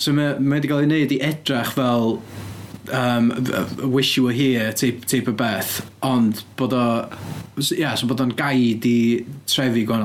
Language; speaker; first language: Welsh; native; Welsh